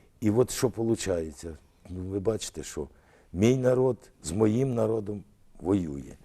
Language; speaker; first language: Ukrainian; early bilingual, other home language; Russian